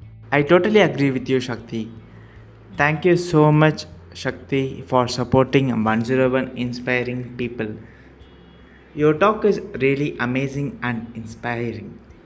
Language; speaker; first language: English; non-native, local second language; Tamil